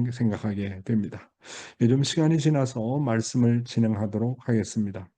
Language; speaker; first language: Korean; native; Korean